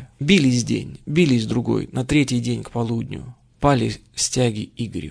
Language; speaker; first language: Russian; native; Russian